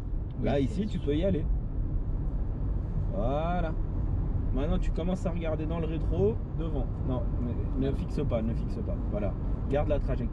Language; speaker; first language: French; native; French